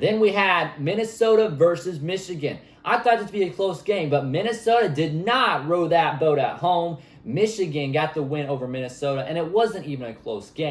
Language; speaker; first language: English; native; English